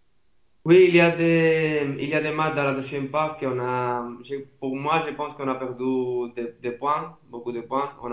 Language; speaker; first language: French; non-native, fluent; Spanish